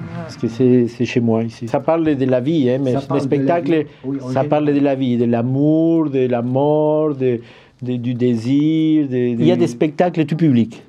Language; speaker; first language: French; non-native, fluent; Spanish